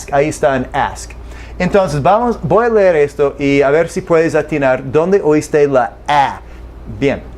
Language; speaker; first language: Spanish; non-native, fluent; English